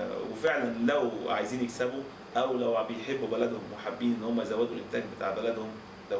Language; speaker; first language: Arabic; native; Arabic